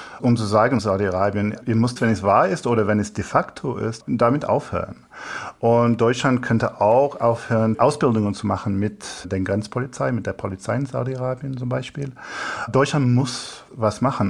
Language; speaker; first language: German; non-native, fluent; English